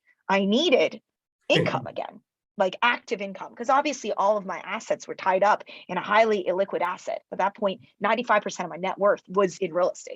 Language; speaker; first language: English; early bilingual, other home language; Chinese